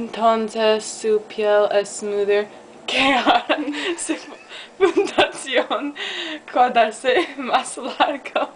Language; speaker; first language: Spanish; non-native, learner; English